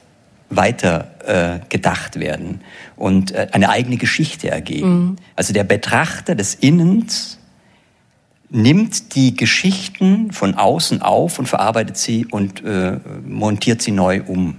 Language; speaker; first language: German; native; German